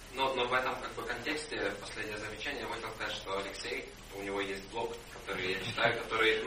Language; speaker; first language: Russian; native; Russian